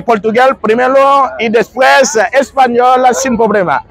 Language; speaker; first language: Spanish; non-native, learner; Haitian Creole